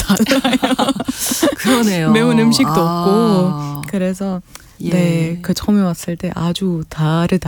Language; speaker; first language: Korean; non-native, fluent; Arabic